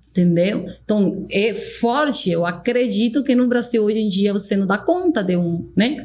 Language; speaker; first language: Portuguese; non-native, fluent; Spanish